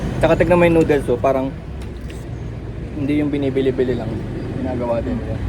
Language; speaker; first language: Filipino; native; Filipino